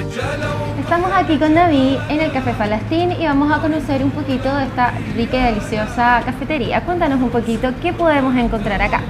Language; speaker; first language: Spanish; native; Spanish